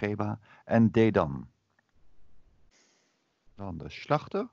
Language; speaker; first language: Dutch; native; Dutch